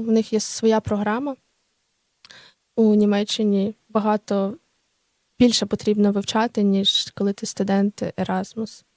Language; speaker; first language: Ukrainian; native; Ukrainian